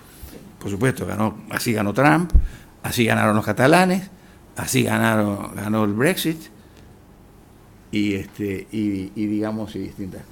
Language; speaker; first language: Spanish; native; Spanish